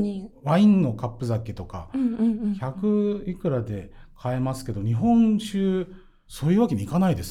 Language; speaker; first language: Japanese; native; Japanese